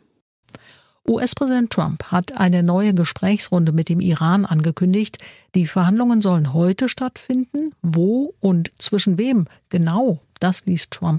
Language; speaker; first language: German; native; German